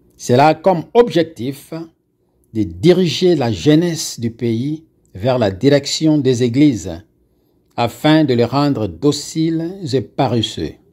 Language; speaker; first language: French; non-native, local second language; Lingala